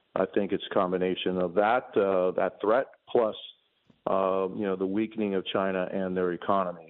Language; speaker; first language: English; early bilingual, other home language; Spanish